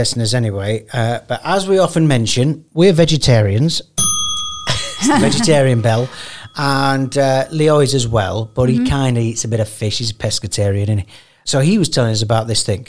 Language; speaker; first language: English; native; English